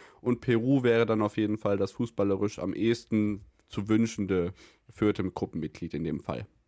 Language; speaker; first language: German; native; German